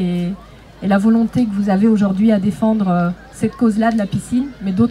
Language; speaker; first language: French; early bilingual, other home language; Romanian